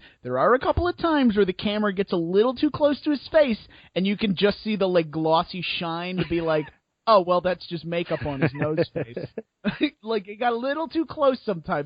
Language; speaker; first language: English; native; English